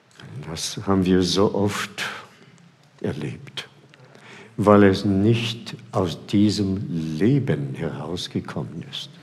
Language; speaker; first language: German; non-native, fluent; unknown